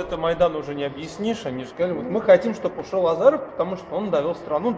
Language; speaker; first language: Russian; native; Russian